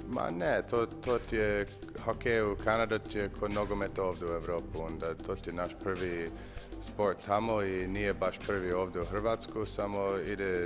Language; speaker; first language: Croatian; early bilingual, heritage; English